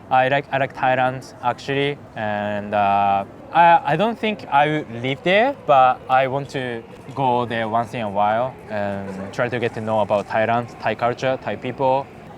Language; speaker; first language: English; non-native, fluent; Japanese